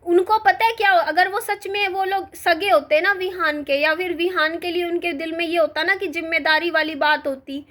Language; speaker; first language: Hindi; native; Hindi